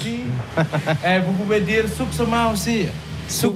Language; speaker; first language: French; non-native, learner; Balinese